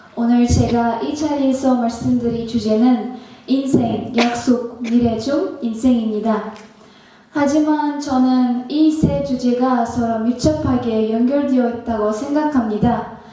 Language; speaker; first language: Korean; non-native, fluent; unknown